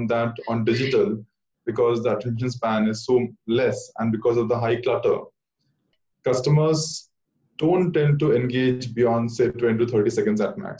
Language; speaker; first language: English; non-native, local second language; Bangla